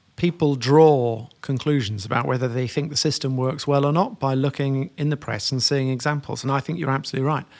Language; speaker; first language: English; native; English